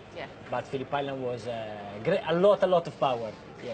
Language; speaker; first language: English; non-native, learner; Italian